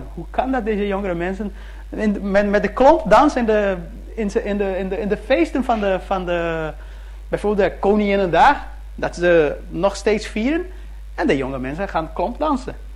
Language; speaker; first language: Dutch; early bilingual, heritage; Dutch